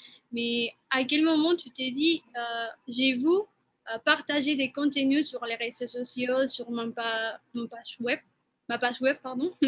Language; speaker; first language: French; non-native, fluent; Spanish